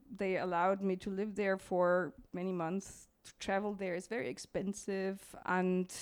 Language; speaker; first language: English; non-native, fluent; German